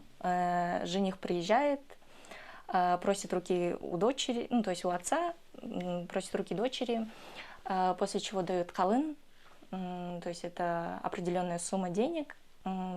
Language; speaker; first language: Russian; early bilingual, other home language; Kyrgyz